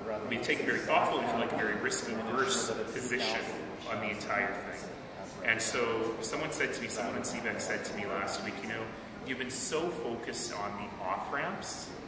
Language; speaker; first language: English; native; English